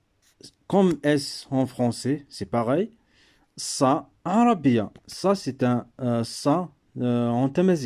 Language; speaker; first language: French; non-native, local second language; Berber languages